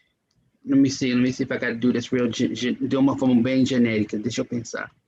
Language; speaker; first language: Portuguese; non-native, fluent; English